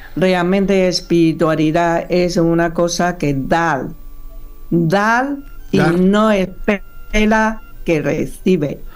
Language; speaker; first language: Spanish; non-native, learner; Chinese